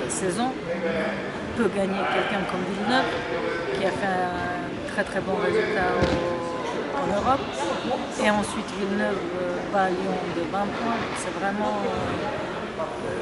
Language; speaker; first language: French; non-native, fluent; Serbian